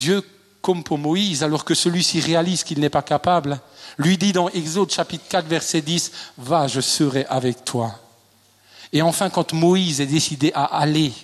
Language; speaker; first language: French; native; French